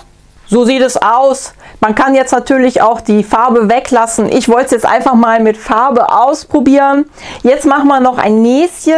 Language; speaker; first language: German; native; German